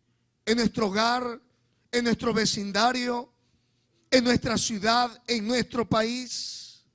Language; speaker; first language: Spanish; native; Spanish